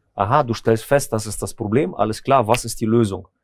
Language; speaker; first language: German; early bilingual, other home language; Russian